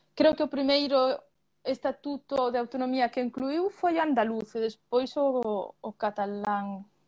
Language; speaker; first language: Galician; early bilingual, other home language; Spanish